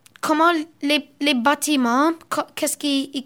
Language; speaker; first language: French; early bilingual, other home language; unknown